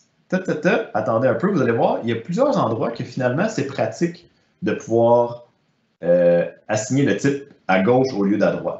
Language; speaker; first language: French; native; French